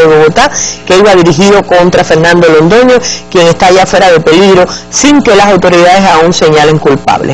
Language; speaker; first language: Spanish; native; Spanish